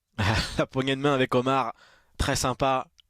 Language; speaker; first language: French; native; French